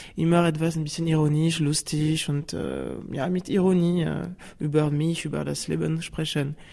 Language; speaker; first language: German; non-native, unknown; French